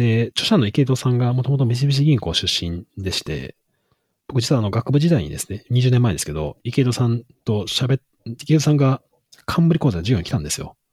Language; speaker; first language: Japanese; native; Japanese